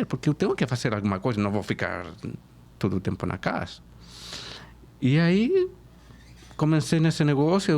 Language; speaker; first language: Portuguese; non-native, fluent; Spanish